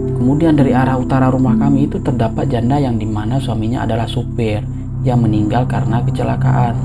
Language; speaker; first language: Indonesian; non-native, local second language; Achinese